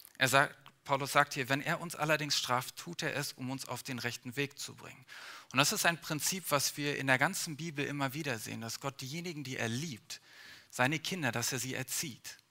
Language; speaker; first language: German; early bilingual, other home language; English